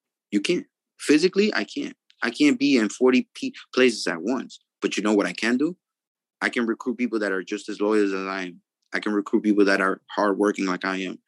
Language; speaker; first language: English; early bilingual, other home language; Spanish